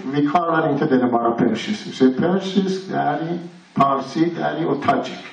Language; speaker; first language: Swedish; non-native, learner; Persian